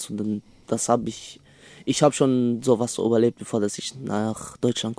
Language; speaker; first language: German; non-native, learner; Arabic